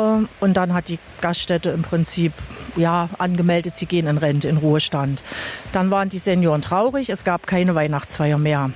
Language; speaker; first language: German; native; German